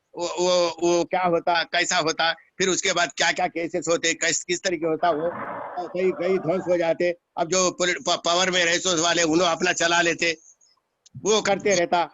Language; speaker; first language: Hindi; non-native, local second language; Telugu